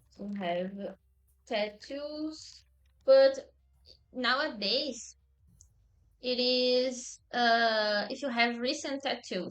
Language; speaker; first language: English; non-native, fluent; Portuguese